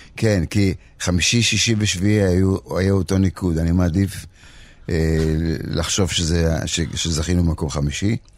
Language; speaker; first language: Hebrew; early bilingual, other home language; Polish